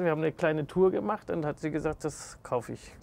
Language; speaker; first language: German; native; German